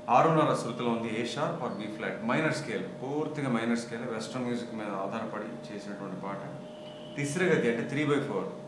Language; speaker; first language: Telugu; non-native, local second language; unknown